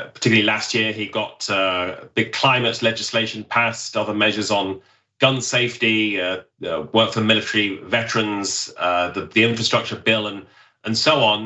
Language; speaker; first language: English; native; English